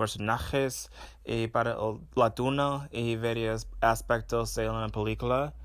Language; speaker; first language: Spanish; non-native, fluent; English